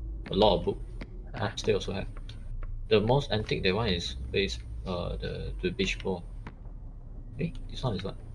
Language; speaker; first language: English; non-native, local second language; Chinese